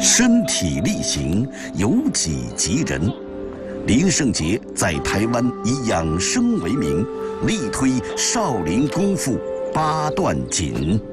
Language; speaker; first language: Chinese; native; Chinese